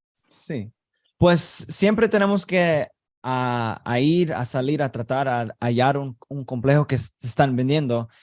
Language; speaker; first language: Spanish; early bilingual, heritage; Spanish